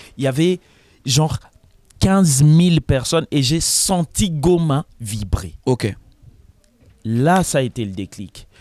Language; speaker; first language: French; non-native, local second language; Lingala